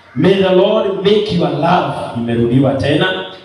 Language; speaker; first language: English; non-native, local second language; Swahili